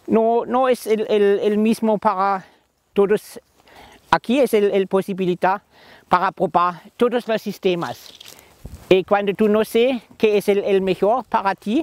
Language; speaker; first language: Spanish; non-native, learner; German